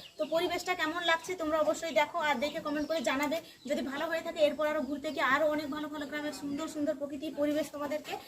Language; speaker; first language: Bangla; native; Bangla